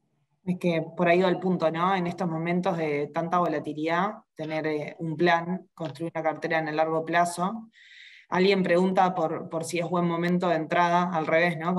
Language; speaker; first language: Spanish; native; Spanish